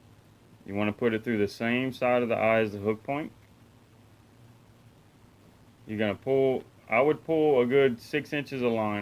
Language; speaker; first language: English; native; English